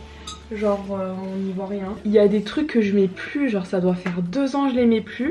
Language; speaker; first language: French; native; French